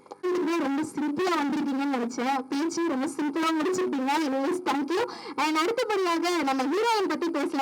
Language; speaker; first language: Tamil; non-native, learner; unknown